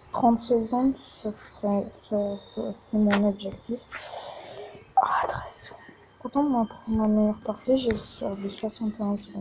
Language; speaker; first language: French; native; French